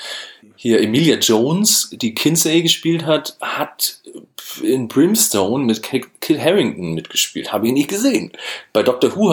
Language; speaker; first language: German; native; German